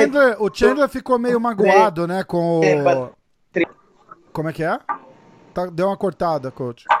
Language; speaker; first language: Portuguese; native; Portuguese